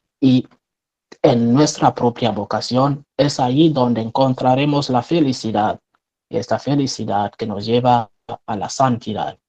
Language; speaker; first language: Spanish; non-native, fluent; French